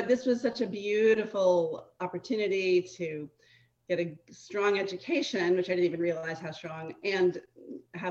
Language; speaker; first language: English; native; English